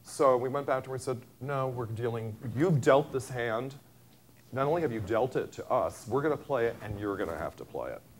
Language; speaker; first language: English; native; English